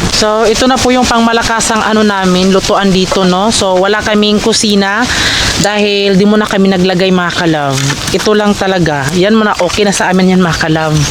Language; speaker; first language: Filipino; non-native, local second language; Cebuano